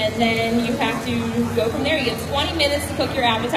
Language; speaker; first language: English; native; English